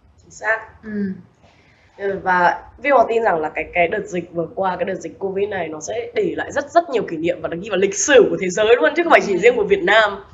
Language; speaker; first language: Vietnamese; native; Vietnamese